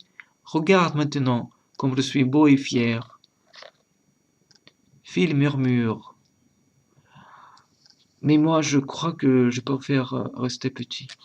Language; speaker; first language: French; non-native, learner; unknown